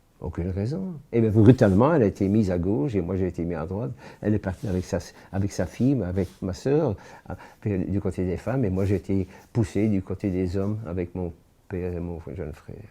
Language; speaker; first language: French; native; French